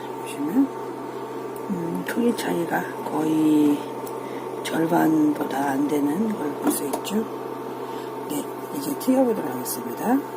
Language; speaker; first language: Korean; native; Korean